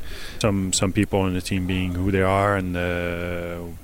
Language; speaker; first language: English; native; English